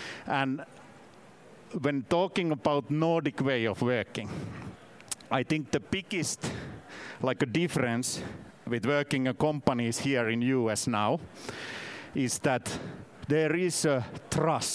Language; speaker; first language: English; non-native, fluent; Finnish